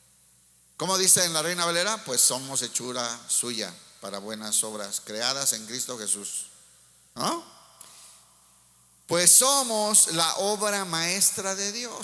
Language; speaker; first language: Spanish; native; Spanish